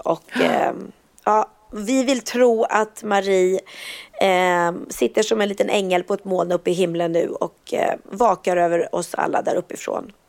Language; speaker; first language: Swedish; native; Swedish